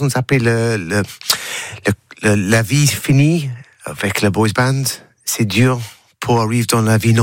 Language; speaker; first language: French; non-native, learner; English